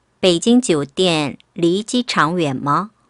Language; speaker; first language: Chinese; non-native, fluent; Korean